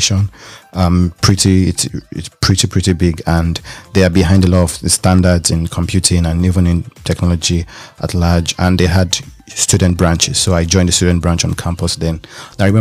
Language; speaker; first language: English; non-native, local second language; Yoruba